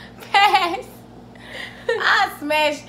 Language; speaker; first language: English; native; English